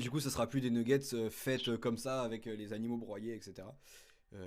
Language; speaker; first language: French; native; French